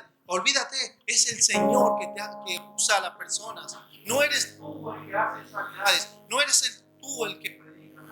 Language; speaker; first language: Spanish; native; Spanish